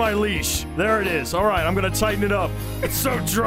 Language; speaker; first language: English; native; English